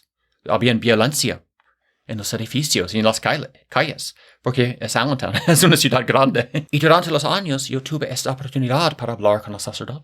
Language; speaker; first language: Spanish; non-native, fluent; English